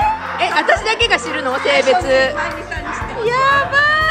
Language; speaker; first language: Japanese; native; Japanese